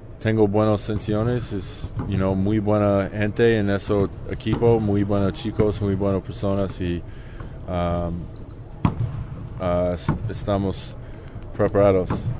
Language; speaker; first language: Spanish; non-native, learner; English